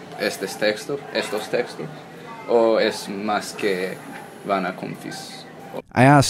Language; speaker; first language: Spanish; non-native, learner; English